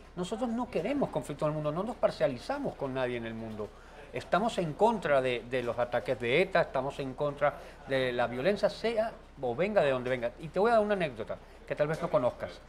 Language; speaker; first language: Spanish; native; Spanish